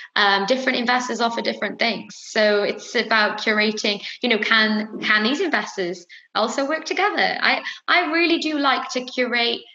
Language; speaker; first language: English; native; English